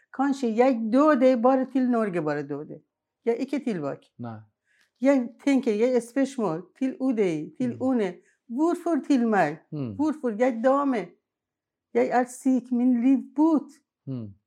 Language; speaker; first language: Norwegian; non-native, learner; Persian